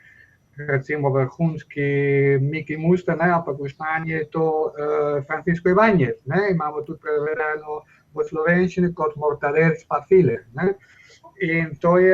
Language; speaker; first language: Slovenian; non-native, fluent; Spanish